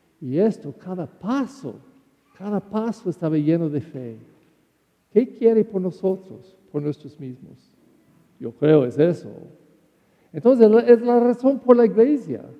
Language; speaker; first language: Spanish; non-native, learner; English